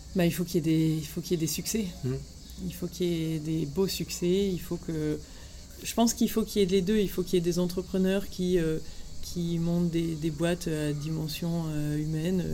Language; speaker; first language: French; native; French